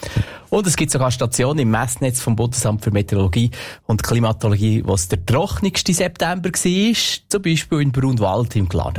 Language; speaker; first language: German; native; German